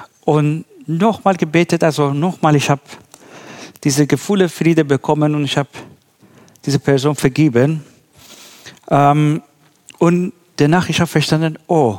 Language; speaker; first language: German; non-native, learner; Persian